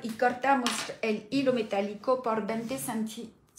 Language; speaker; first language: Spanish; non-native, learner; French